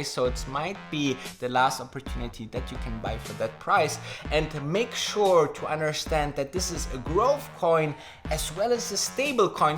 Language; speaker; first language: English; non-native, fluent; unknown